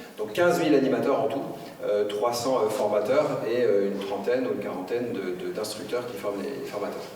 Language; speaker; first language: French; native; French